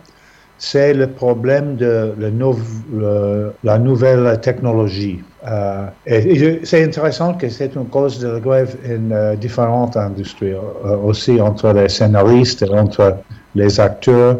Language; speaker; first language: French; non-native, fluent; English